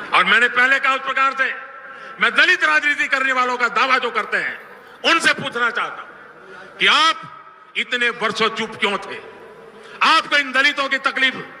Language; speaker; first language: Hindi; native; Hindi